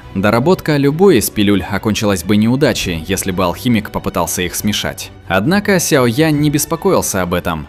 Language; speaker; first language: Russian; native; Russian